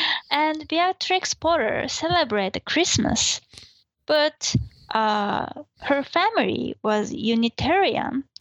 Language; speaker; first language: English; non-native, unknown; Japanese